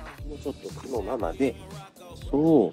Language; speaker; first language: Japanese; non-native, fluent; Korean